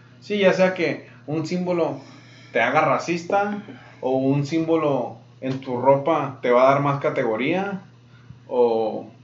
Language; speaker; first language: Spanish; early bilingual, heritage; Spanish